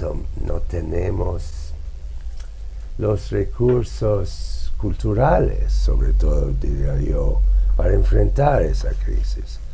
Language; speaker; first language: Spanish; non-native, fluent; English